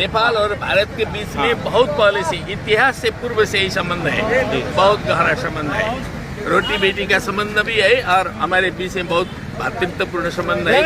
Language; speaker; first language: Hindi; non-native, learner; Nepali